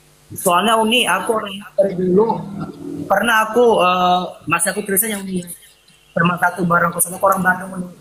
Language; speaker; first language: Indonesian; native; Indonesian